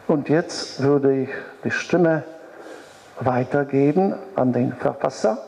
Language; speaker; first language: German; non-native, fluent; Polish